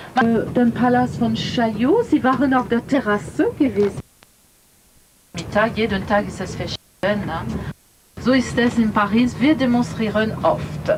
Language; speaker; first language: German; non-native, fluent; French